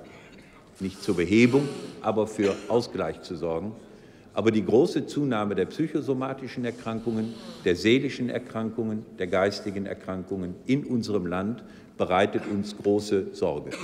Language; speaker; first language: German; native; German